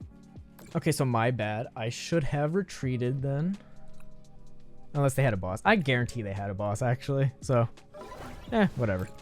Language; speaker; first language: English; native; English